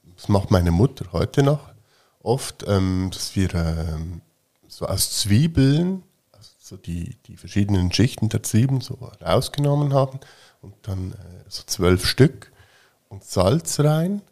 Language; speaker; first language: German; native; German